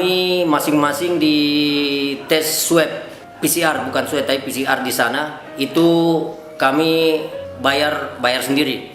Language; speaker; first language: Indonesian; non-native, local second language; Buginese